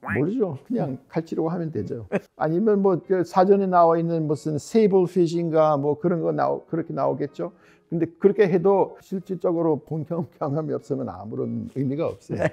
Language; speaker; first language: Korean; non-native, fluent; English